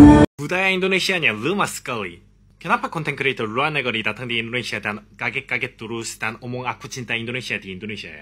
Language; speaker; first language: Indonesian; non-native, fluent; Korean